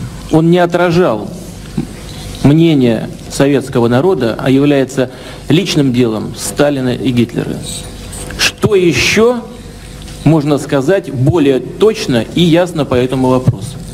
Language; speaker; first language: Russian; native; Russian